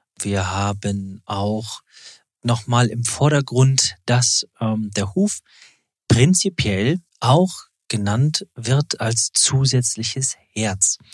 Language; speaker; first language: German; native; German